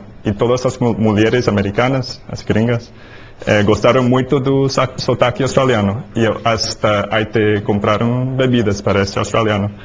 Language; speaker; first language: Portuguese; non-native, learner; English